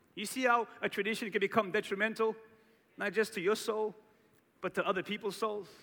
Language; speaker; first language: English; early bilingual, other home language; Portuguese